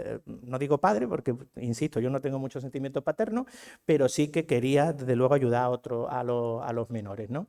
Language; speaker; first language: Spanish; native; Spanish